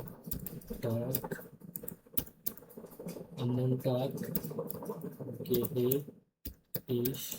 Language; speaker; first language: German; non-native, fluent; Bangla